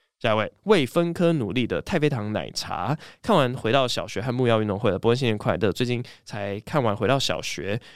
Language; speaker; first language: Chinese; early bilingual, other home language; English